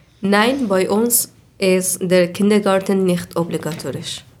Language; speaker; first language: German; non-native, learner; Persian